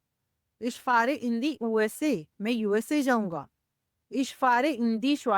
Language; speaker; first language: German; non-native, learner; Hindi